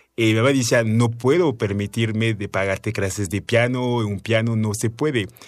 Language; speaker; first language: Spanish; non-native, fluent; French